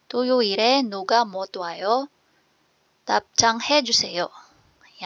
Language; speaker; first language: Korean; non-native, fluent; Filipino